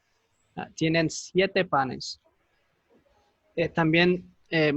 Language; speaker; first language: Spanish; non-native, fluent; English